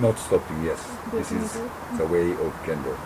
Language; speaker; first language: English; non-native, learner; Japanese